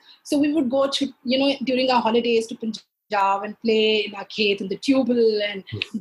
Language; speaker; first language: English; non-native, local second language; Punjabi